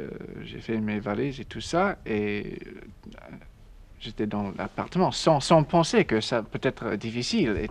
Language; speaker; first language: French; non-native, learner; English